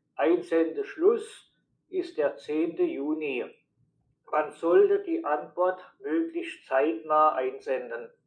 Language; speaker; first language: German; native; German